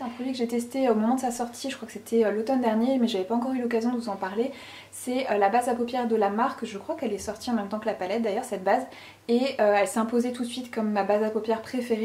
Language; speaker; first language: French; native; French